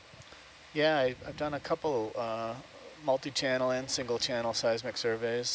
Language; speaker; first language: English; native; English